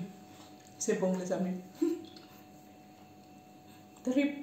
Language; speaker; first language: French; non-native, learner; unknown